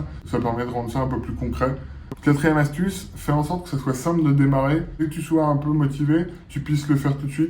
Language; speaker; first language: French; native; French